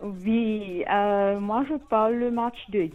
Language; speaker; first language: French; non-native, local second language; Morisyen